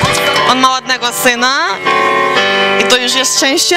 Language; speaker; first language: Polish; non-native, fluent; English